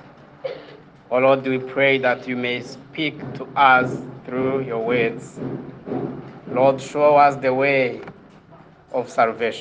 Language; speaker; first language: English; non-native, local second language; Kinyarwanda